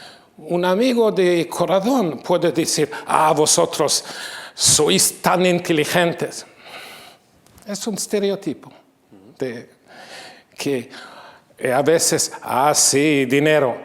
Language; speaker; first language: Spanish; non-native, fluent; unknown